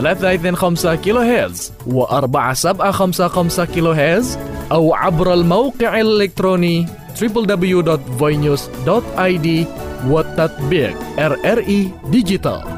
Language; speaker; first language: Arabic; non-native, fluent; Indonesian